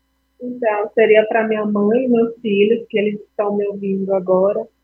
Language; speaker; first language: Portuguese; non-native, fluent; Spanish